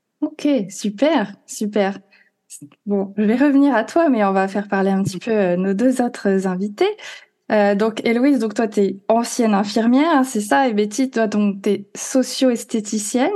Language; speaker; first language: French; native; French